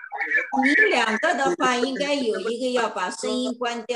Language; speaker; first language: Chinese; native; Chinese